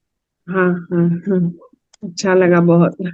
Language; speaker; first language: Hindi; non-native, local second language; Assamese